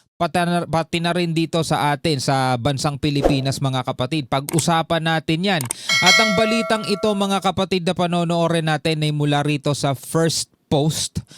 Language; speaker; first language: Filipino; native; Filipino